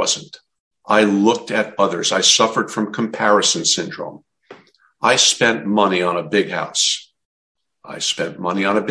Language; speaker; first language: English; native; English